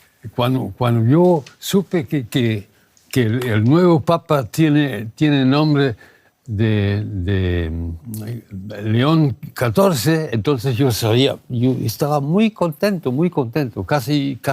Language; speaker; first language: Spanish; non-native, fluent; German